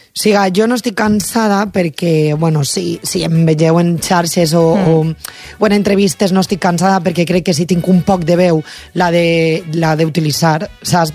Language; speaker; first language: Catalan; native; Catalan